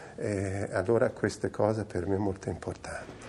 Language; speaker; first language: Italian; non-native, fluent; Persian